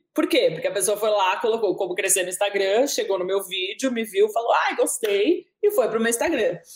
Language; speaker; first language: Portuguese; early bilingual, heritage; English